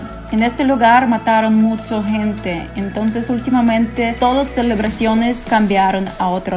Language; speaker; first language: Spanish; non-native, fluent; Ukrainian